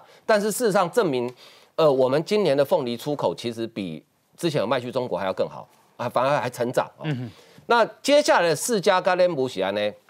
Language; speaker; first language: Chinese; native; Chinese